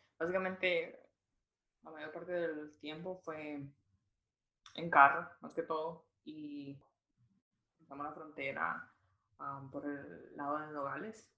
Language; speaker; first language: Spanish; native; Spanish